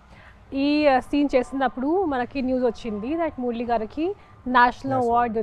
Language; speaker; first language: Telugu; non-native, local second language; Hindi